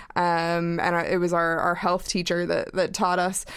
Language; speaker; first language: English; native; English